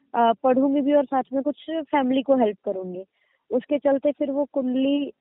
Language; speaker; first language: Hindi; native; Hindi